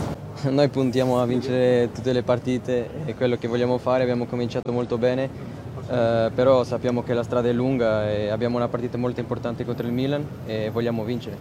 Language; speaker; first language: Italian; non-native, fluent; Portuguese